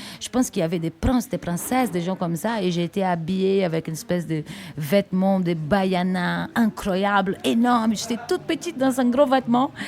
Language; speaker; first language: French; non-native, fluent; Portuguese